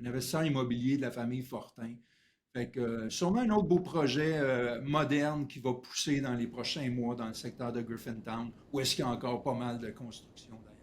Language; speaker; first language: French; native; French